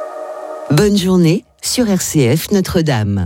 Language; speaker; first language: French; native; French